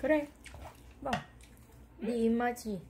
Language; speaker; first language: Korean; non-native, fluent; Filipino